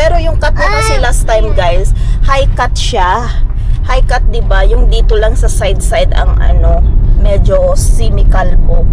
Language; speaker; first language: Filipino; native; Filipino